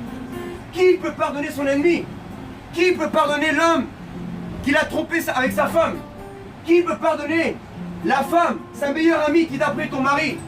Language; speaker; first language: French; native; French